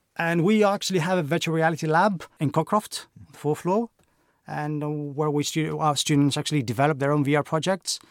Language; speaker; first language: English; non-native, fluent; Greek